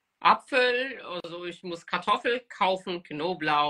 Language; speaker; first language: German; non-native, fluent; Portuguese